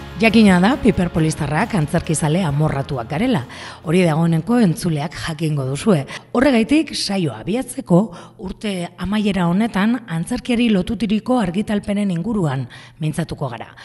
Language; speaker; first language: Basque; native; Basque